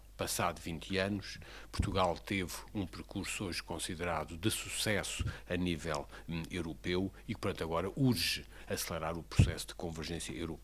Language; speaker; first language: Portuguese; native; Portuguese